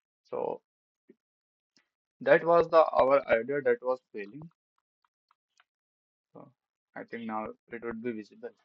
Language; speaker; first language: English; non-native, local second language; Hindi